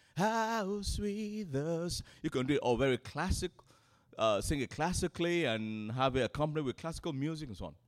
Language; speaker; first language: English; non-native, local second language; Yoruba